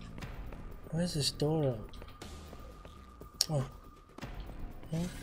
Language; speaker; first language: English; native; English